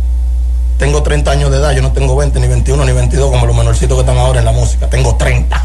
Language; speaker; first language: Spanish; native; Spanish